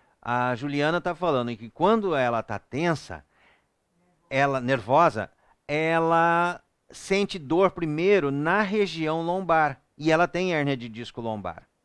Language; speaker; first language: Portuguese; native; Portuguese